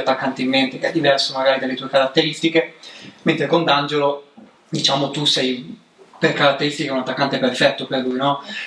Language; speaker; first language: Italian; native; Italian